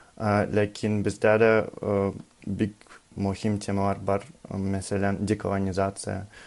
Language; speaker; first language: Tatar; non-native, learner; Russian